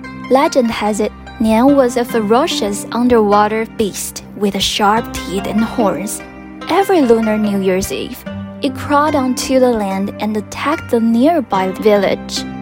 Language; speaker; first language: English; non-native, fluent; Chinese